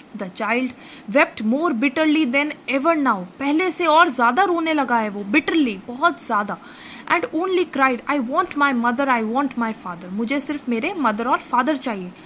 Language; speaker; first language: Hindi; native; Hindi